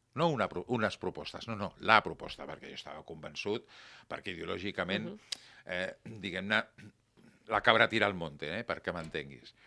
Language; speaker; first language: Catalan; non-native, local second language; Spanish